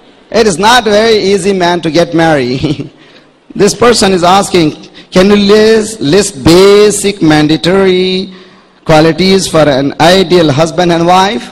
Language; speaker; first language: English; non-native, local second language; Urdu